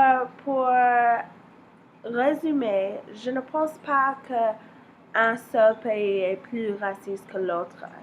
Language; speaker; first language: French; non-native, learner; English